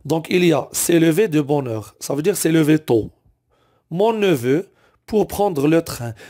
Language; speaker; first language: French; non-native, local second language; Arabic